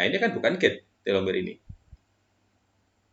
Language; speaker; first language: Indonesian; native; Indonesian